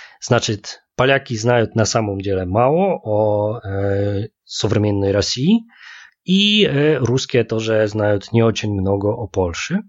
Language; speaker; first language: Polish; non-native, learner; Russian